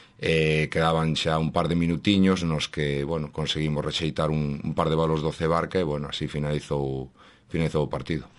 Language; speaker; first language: Galician; native; Galician